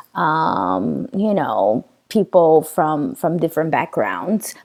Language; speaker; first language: English; non-native, fluent; Portuguese